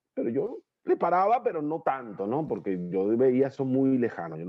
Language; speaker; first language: Spanish; native; Spanish